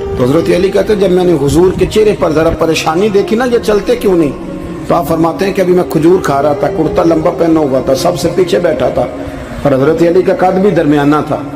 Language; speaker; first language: Urdu; non-native, local second language; Punjabi